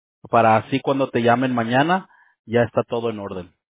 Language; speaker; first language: Spanish; early bilingual, heritage; Spanish